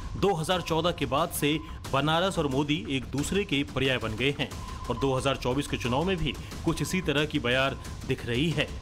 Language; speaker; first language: Hindi; native; Hindi